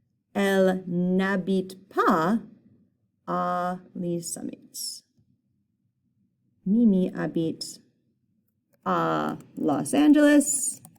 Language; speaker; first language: French; non-native, fluent; English